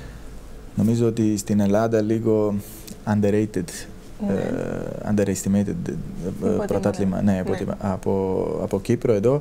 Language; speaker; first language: Greek; non-native, fluent; Serbian